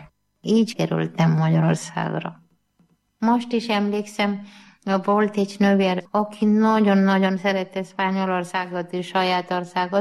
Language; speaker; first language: Hungarian; non-native, learner; Malayalam